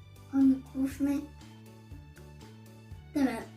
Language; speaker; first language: Russian; non-native, local second language; Kazakh